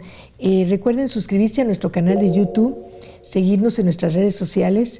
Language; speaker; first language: Spanish; native; Spanish